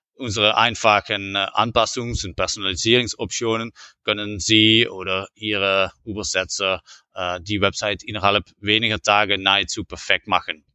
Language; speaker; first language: German; non-native, learner; Dutch